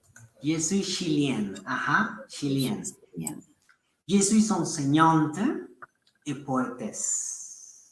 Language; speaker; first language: French; non-native, fluent; Spanish